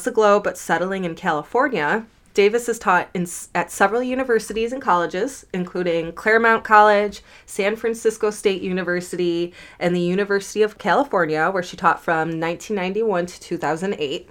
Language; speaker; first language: English; native; English